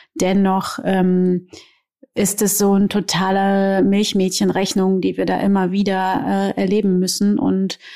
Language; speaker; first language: German; native; German